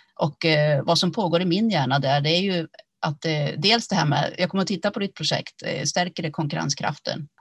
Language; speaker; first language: Swedish; early bilingual, other home language; Finnish